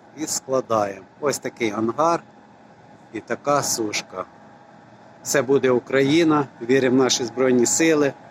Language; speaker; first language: Ukrainian; native; Ukrainian